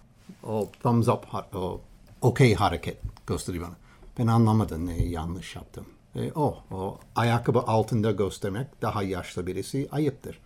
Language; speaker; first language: Turkish; non-native, learner; English